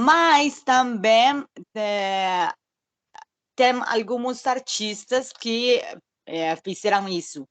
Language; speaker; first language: Portuguese; non-native, learner; Spanish